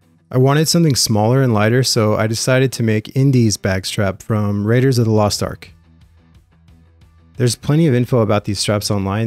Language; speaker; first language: English; native; English